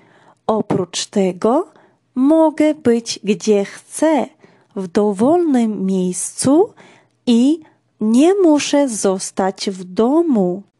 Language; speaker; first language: Polish; non-native, fluent; Georgian